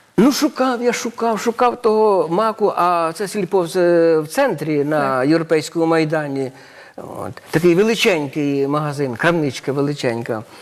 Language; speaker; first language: Ukrainian; native; Ukrainian